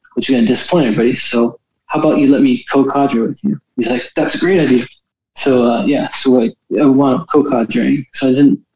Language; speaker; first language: English; native; English